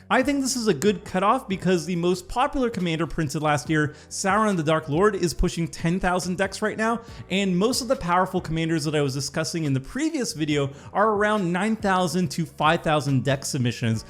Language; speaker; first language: English; native; English